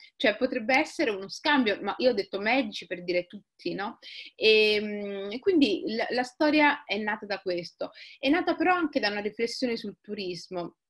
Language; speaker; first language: Italian; early bilingual, other home language; Somali